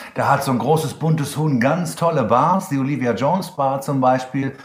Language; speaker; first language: German; native; German